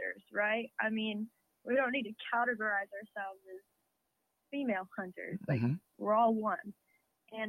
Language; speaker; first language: English; native; English